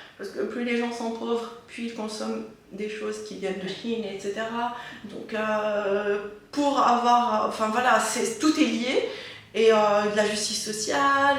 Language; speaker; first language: French; non-native, local second language; Arabic